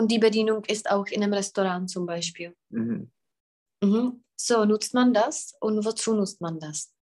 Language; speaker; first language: German; non-native, fluent; Czech